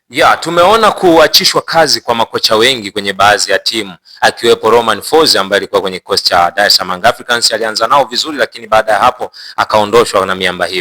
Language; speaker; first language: Swahili; native; Swahili